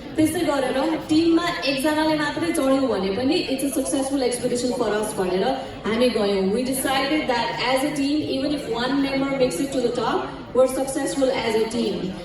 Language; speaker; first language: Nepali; native; Nepali